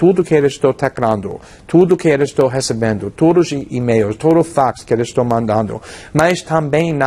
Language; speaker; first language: Portuguese; non-native, fluent; English